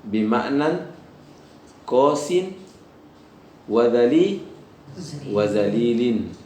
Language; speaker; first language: Arabic; non-native, fluent; Indonesian